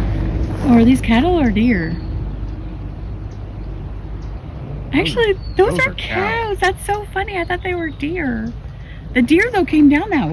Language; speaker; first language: English; native; English